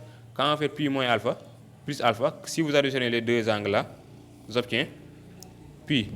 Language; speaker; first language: French; non-native, local second language; Wolof